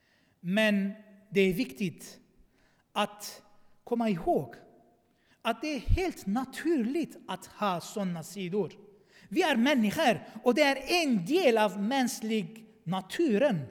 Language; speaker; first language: Swedish; non-native, fluent; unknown